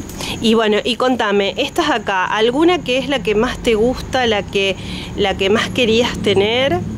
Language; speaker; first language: Spanish; native; Spanish